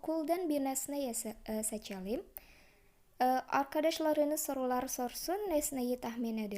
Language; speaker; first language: Turkish; non-native, fluent; Indonesian